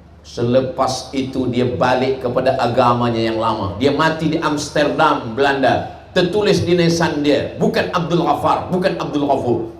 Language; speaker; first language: Malay; native; Malay